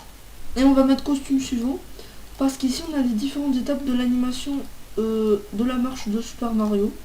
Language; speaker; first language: French; native; French